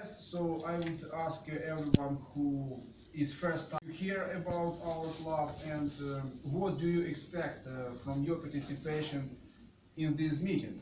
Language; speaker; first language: English; non-native, fluent; Russian